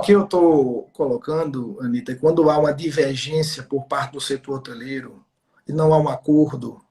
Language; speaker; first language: Portuguese; native; Portuguese